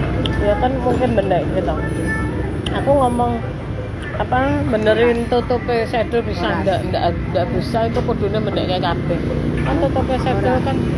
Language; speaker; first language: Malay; non-native, local second language; Javanese